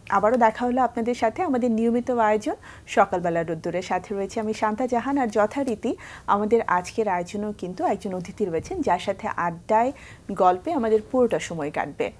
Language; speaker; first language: Bangla; native; Bangla